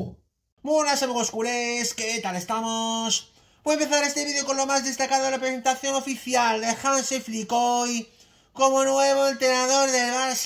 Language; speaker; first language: Spanish; native; Spanish